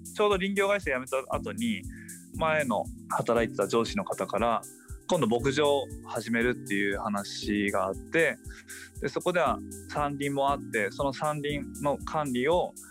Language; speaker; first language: Japanese; native; Japanese